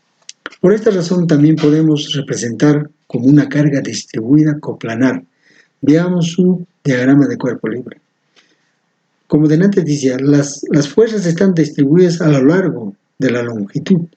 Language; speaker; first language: Spanish; native; Spanish